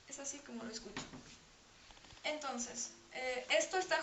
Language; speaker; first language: Spanish; non-native, fluent; French